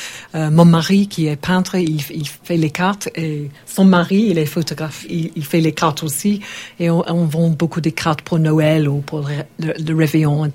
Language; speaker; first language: French; non-native, learner; English